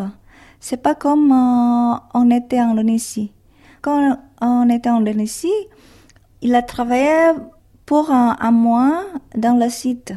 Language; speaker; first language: French; non-native, learner; Indonesian